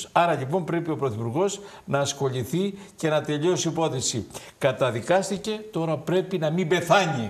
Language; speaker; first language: Greek; native; Greek